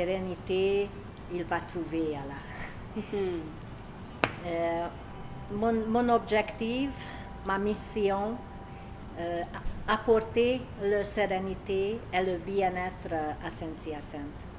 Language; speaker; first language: French; non-native, learner; Hungarian